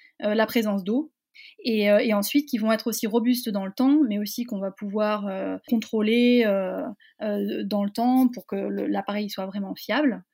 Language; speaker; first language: French; native; French